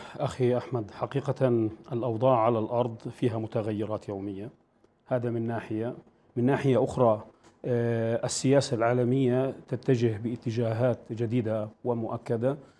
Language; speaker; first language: Arabic; native; Arabic